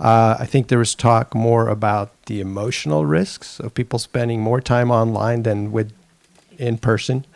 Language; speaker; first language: English; non-native, fluent; Swedish